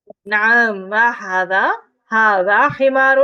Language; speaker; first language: Arabic; non-native, fluent; Urdu